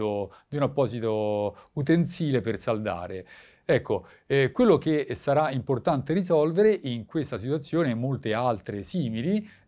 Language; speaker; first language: Italian; native; Italian